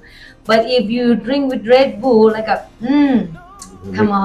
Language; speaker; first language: English; non-native, learner; Thai